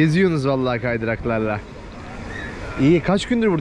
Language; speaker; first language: Turkish; native; Turkish